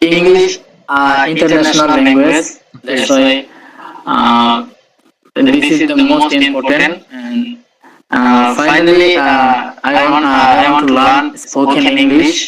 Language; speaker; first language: English; non-native, learner; Bangla